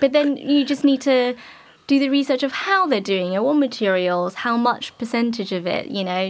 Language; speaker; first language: English; native; English